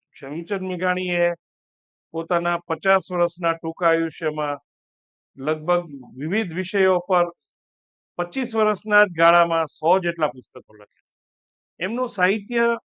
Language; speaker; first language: Gujarati; native; Gujarati